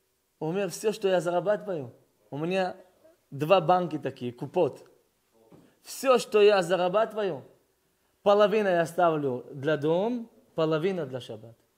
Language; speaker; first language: Russian; early bilingual, heritage; Russian